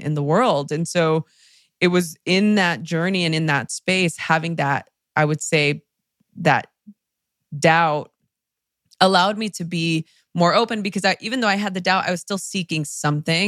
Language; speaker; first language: English; early bilingual, other home language; Spanish